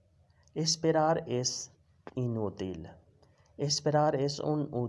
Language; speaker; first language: Spanish; non-native, fluent; Urdu